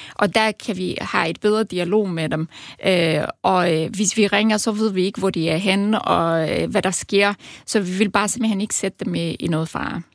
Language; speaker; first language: Danish; early bilingual, other home language; Persian